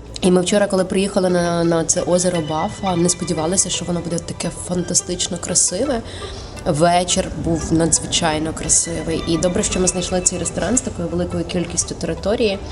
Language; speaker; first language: Ukrainian; native; Ukrainian